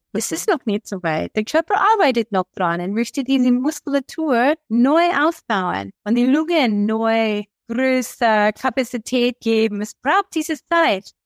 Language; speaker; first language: German; non-native, fluent; English